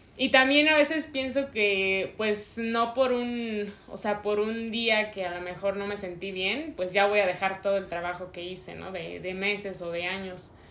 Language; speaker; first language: Spanish; native; Spanish